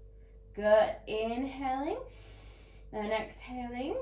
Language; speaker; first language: English; native; English